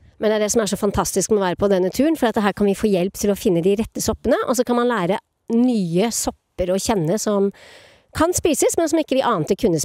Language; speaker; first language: Norwegian; native; Norwegian